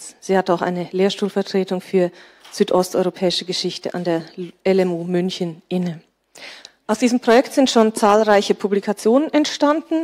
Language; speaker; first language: German; native; German